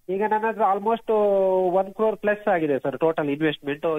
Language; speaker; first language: Kannada; native; Kannada